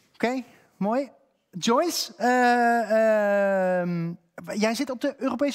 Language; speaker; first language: Dutch; native; Dutch